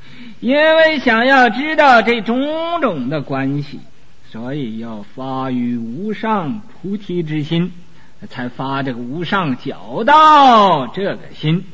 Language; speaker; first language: Chinese; native; Chinese